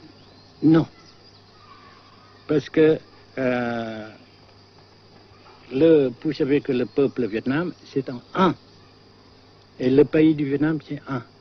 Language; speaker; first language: French; non-native, fluent; Vietnamese